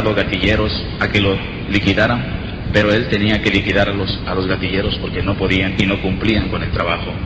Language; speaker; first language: Spanish; native; Spanish